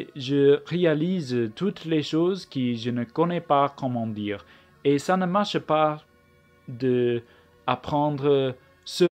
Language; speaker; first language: French; non-native, learner; English